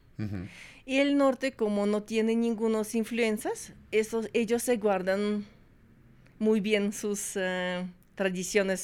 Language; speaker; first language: Spanish; non-native, fluent; Russian